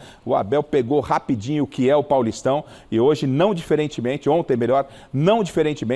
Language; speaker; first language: Portuguese; native; Portuguese